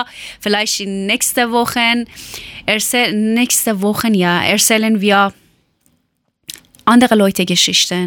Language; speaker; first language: German; non-native, learner; Persian